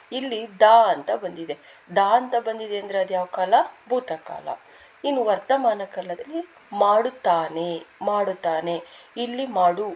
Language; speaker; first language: Kannada; native; Kannada